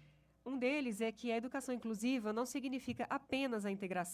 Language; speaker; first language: Portuguese; native; Portuguese